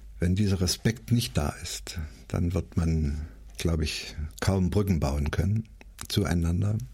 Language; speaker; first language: German; native; German